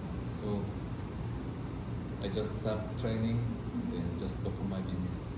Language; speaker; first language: English; non-native, learner; Korean